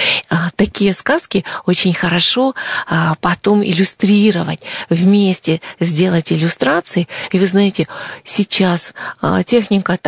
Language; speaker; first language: Russian; native; Russian